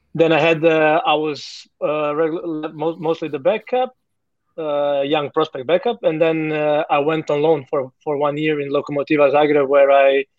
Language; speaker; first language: English; non-native, fluent; Croatian